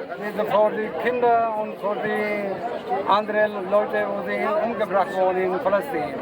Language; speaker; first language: German; non-native, learner; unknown